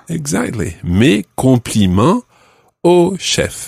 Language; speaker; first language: French; non-native, fluent; English